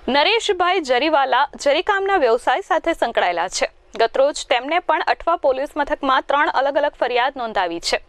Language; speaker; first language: Gujarati; native; Gujarati